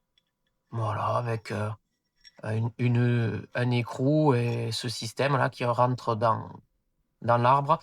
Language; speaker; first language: French; native; French